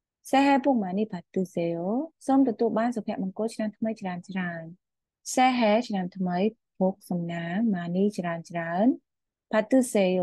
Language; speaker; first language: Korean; non-native, fluent; Khmer